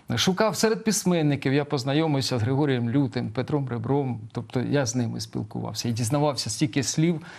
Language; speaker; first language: Ukrainian; non-native, local second language; Russian